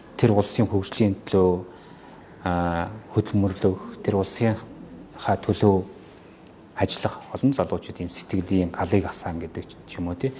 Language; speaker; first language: Mongolian; non-native, local second language; Kazakh